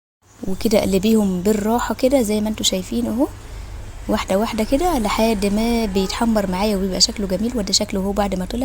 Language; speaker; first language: Arabic; native; Arabic